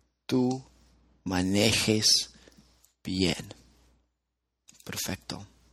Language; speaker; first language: Spanish; non-native, fluent; English